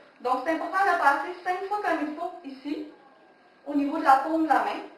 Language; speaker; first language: French; native; French